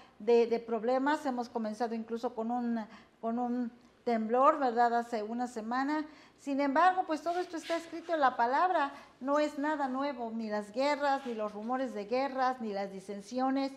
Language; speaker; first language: Spanish; native; Spanish